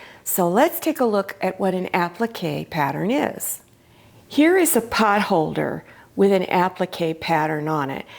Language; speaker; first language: English; native; English